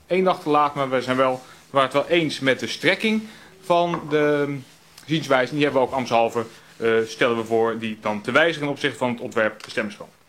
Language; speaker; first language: Dutch; native; Dutch